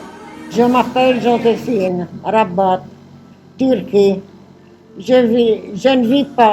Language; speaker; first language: French; non-native, local second language; Arabic